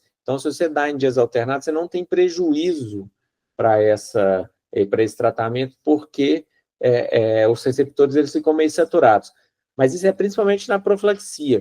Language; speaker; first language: Portuguese; native; Portuguese